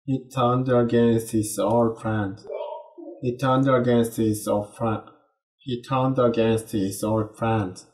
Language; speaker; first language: English; non-native, learner; Korean